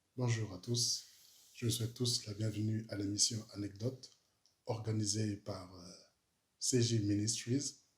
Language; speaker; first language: French; early bilingual, other home language; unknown